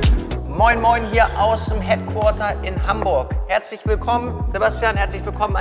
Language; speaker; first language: German; native; German